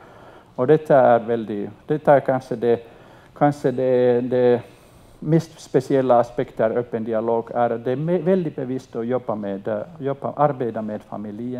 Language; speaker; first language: Swedish; non-native, local second language; Finnish